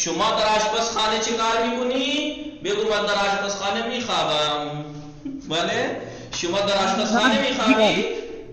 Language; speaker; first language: Persian; non-native, fluent; Urdu